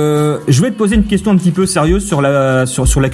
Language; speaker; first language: French; native; French